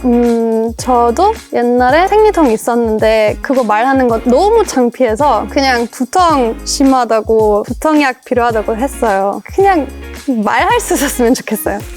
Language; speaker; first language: Korean; non-native, fluent; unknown